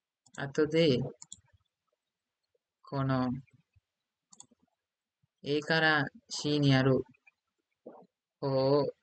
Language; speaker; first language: Japanese; non-native, learner; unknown